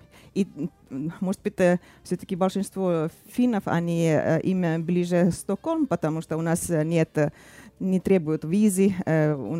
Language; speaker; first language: Russian; non-native, fluent; Finnish